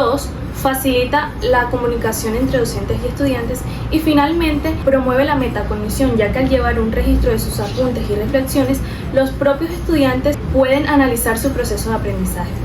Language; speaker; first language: Spanish; native; Spanish